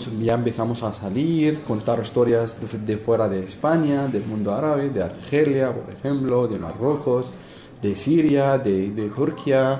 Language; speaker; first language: Spanish; non-native, fluent; Arabic